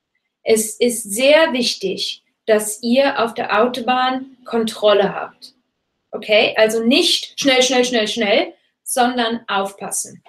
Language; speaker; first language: German; non-native, fluent; English